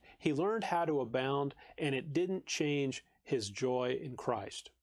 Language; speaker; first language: English; native; English